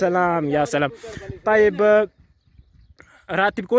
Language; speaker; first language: Arabic; non-native, learner; Urdu